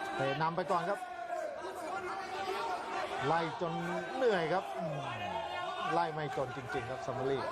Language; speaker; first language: Thai; native; Thai